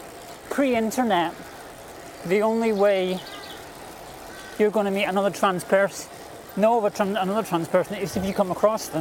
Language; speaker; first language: English; native; English